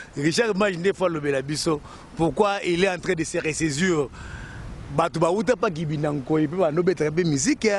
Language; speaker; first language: French; non-native, local second language; Lingala